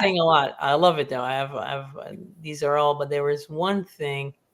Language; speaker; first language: English; native; English